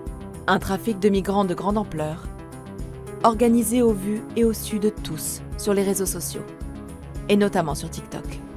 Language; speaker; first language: French; native; French